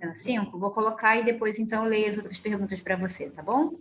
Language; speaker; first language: Portuguese; native; Portuguese